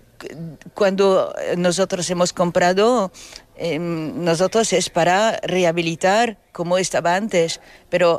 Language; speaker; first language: Spanish; early bilingual, heritage; French